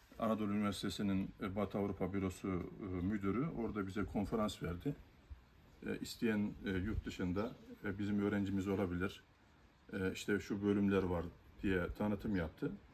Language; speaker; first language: Turkish; native; Turkish